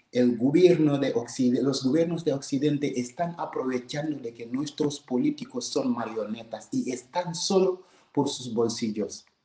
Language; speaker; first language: Spanish; non-native, fluent; Wolof